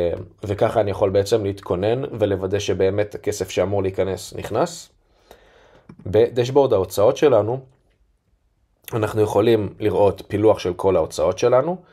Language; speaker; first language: Hebrew; native; Hebrew